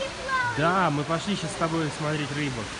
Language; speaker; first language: Russian; native; Russian